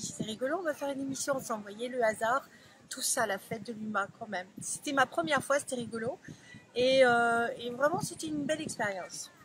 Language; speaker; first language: French; native; French